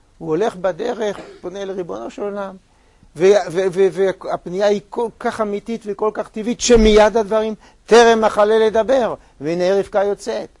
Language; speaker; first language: Hebrew; native; Hebrew